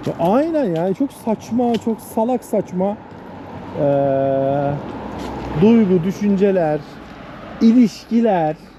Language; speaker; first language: Turkish; native; Turkish